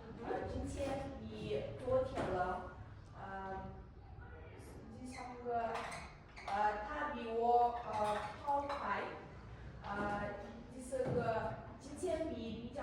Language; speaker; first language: Chinese; non-native, learner; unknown